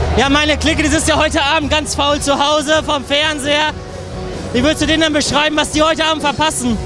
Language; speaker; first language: German; native; German